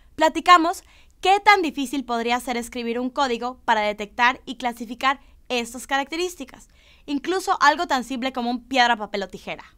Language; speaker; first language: Spanish; native; Spanish